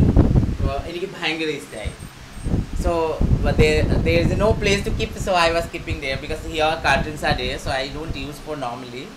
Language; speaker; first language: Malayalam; non-native, learner; Assamese